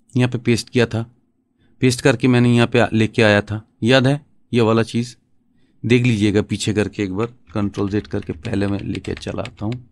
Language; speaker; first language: Hindi; non-native, local second language; Bangla